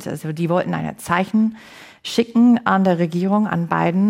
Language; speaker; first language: German; non-native, fluent; English